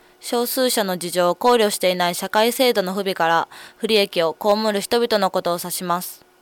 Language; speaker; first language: Japanese; native; Japanese